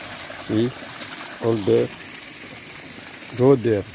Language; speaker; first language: English; non-native, learner; Filipino